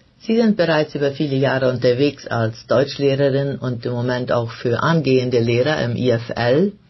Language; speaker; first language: German; non-native, local second language; Plautdietsch